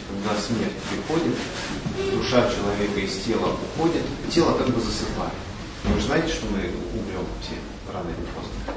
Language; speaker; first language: Russian; native; Russian